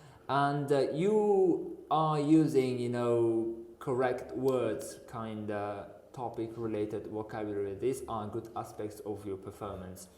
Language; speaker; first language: English; non-native, fluent; Uzbek